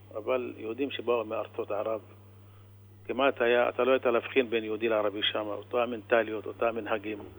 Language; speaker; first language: Hebrew; non-native, local second language; Arabic